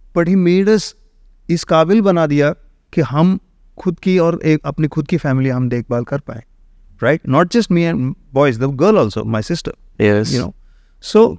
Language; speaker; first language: Hindi; native; Hindi